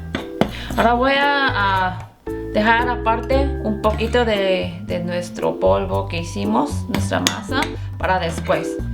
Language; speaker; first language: Spanish; non-native, fluent; Korean